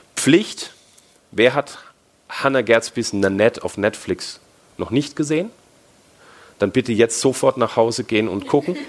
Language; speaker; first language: German; native; German